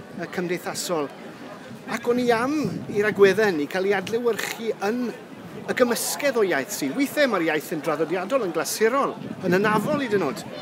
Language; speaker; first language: Welsh; native; Welsh